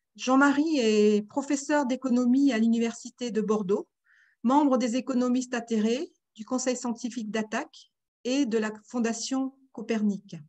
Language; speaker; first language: French; native; French